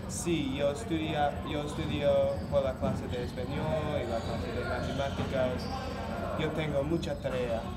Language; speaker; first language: Spanish; non-native, learner; English